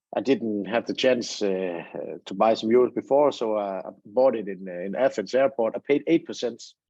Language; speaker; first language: English; non-native, fluent; Danish